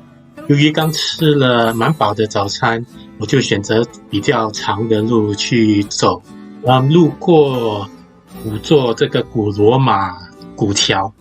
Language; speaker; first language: Chinese; native; Chinese